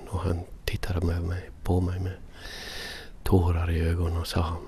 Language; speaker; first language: Swedish; non-native, fluent; English